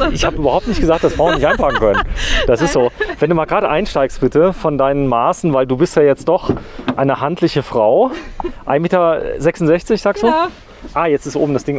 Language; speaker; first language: German; native; German